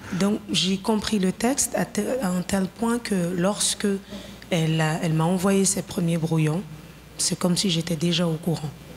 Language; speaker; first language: French; non-native, local second language; Bambara